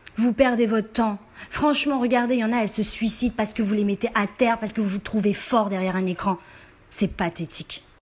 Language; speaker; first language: French; native; French